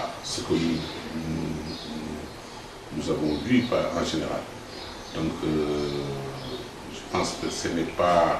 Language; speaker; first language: French; non-native, local second language; Wolof